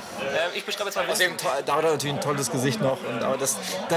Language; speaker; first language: German; native; German